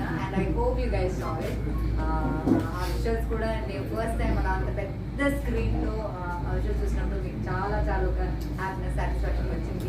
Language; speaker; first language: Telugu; non-native, fluent; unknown